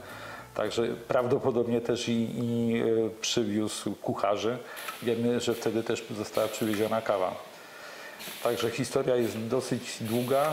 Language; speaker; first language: Polish; native; Polish